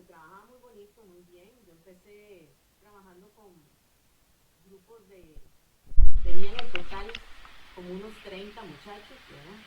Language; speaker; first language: Spanish; native; Spanish